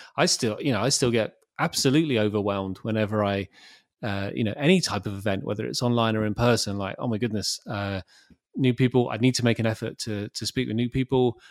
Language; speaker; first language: English; native; English